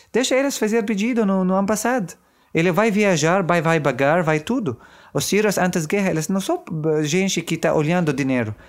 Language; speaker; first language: Portuguese; non-native, learner; Arabic